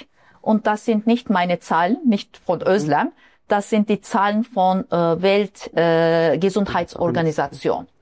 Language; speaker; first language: German; non-native, fluent; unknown